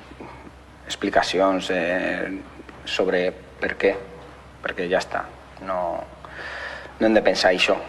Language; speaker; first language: Catalan; non-native, local second language; Spanish